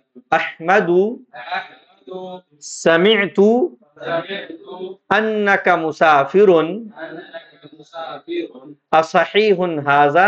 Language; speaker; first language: Arabic; non-native, fluent; Urdu